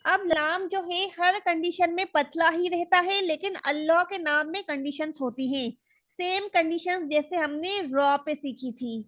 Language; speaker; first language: Urdu; native; Urdu